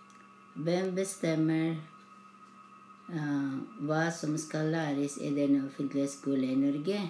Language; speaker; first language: Norwegian; non-native, learner; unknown